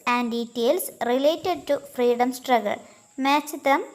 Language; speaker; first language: English; non-native, local second language; Malayalam